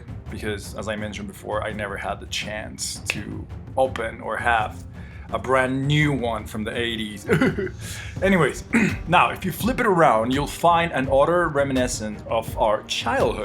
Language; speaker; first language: English; non-native, fluent; Spanish